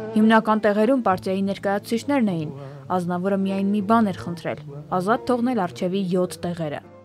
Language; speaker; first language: Armenian; native; Armenian